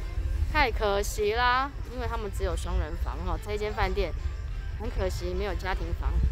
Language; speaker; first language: Chinese; native; Chinese